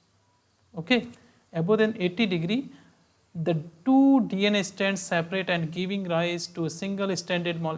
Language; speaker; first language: English; non-native, local second language; Hindi